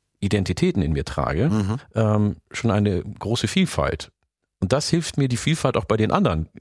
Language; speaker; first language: German; non-native, fluent; Oromo